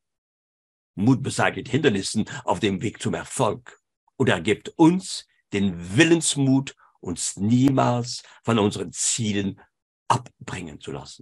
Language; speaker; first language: German; non-native, fluent; French